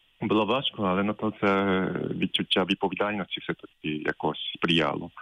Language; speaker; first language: Ukrainian; non-native, fluent; Japanese